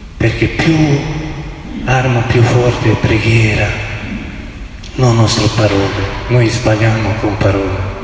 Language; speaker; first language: Italian; non-native, fluent; Croatian